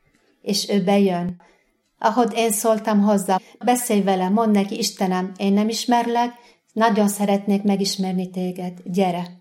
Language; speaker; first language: Hungarian; non-native, fluent; Arabic